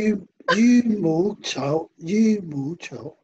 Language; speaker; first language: Chinese; non-native, learner; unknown